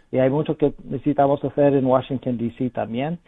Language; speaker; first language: Spanish; early bilingual, other home language; English